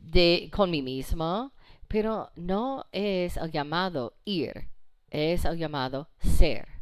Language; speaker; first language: Spanish; non-native, fluent; English